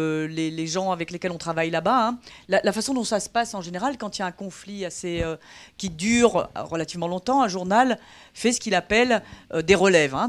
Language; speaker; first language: French; native; French